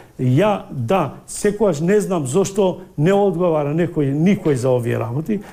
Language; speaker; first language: Macedonian; non-native, local second language; Albanian